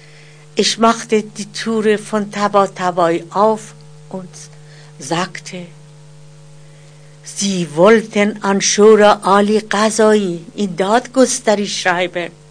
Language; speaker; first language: German; non-native, fluent; Persian